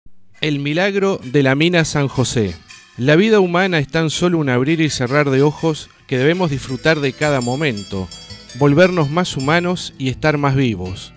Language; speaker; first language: Spanish; native; Spanish